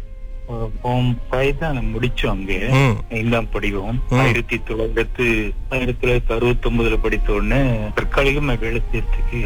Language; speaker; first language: Tamil; early bilingual, heritage; Tamil